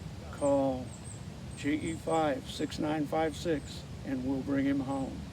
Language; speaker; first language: English; native; English